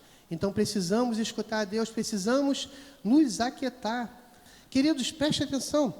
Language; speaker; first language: Portuguese; native; Portuguese